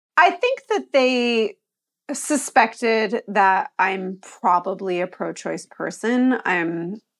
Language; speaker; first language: English; native; English